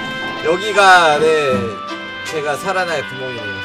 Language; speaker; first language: Korean; native; Korean